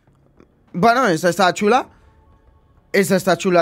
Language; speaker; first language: Spanish; native; Spanish